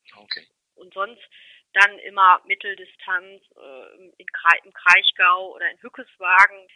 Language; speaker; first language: German; native; German